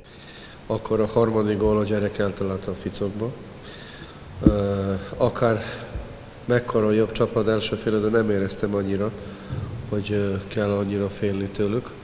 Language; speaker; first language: Hungarian; non-native, fluent; Serbian